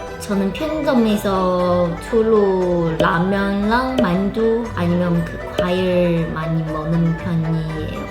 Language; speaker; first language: Korean; non-native, learner; Chinese